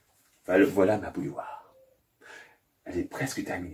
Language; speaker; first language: French; native; French